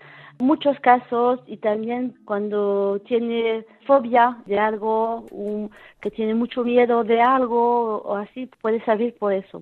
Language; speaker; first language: Spanish; non-native, fluent; French